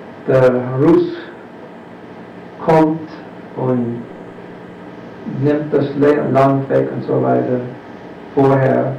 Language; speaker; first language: German; non-native, fluent; English